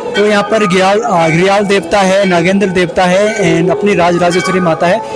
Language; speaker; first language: Hindi; native; Hindi